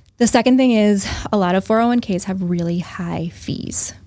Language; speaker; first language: English; native; English